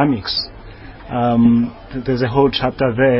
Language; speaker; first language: English; non-native, local second language; Xhosa